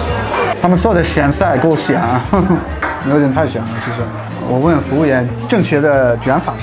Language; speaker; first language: Chinese; non-native, fluent; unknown